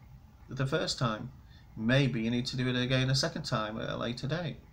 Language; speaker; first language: English; native; English